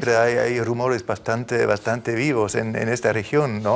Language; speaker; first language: Spanish; non-native, fluent; German